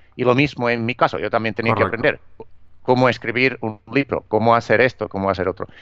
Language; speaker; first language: Spanish; non-native, fluent; Finnish